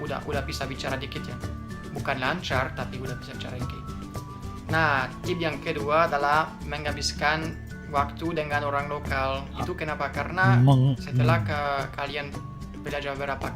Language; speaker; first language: Indonesian; non-native, fluent; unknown